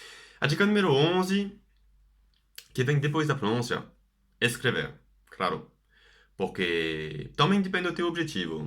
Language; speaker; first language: Portuguese; non-native, fluent; French